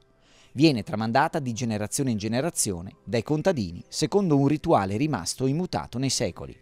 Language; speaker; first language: Italian; native; Italian